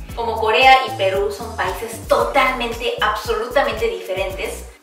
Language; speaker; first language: Spanish; early bilingual, other home language; Korean